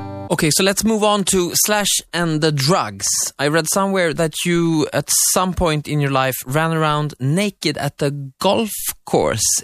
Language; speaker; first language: English; non-native, fluent; Swedish